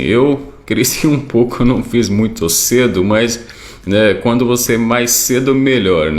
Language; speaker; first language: Portuguese; non-native, fluent; Arabic